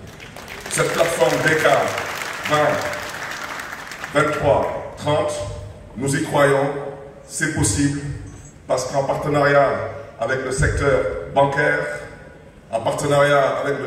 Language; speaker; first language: French; non-native, local second language; Wolof